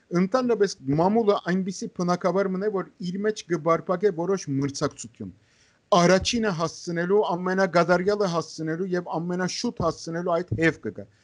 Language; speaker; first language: Armenian; native; Armenian